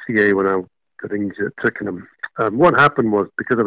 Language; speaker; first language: English; native; English